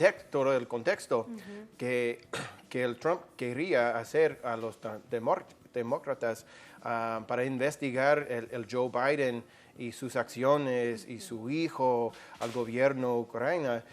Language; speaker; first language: Spanish; non-native, fluent; English